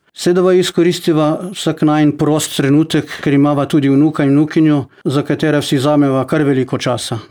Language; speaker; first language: Slovenian; non-native, fluent; Croatian